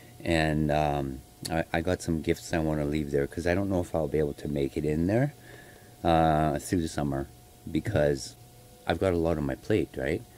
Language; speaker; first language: English; native; English